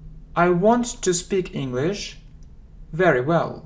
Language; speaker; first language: English; non-native, fluent; Russian